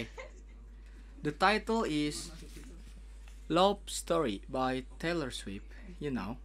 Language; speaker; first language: English; non-native, learner; Indonesian